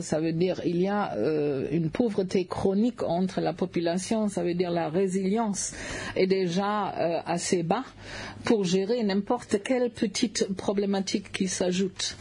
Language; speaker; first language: French; non-native, fluent; German